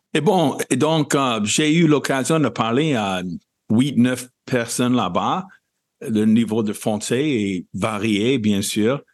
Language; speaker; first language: French; non-native, fluent; English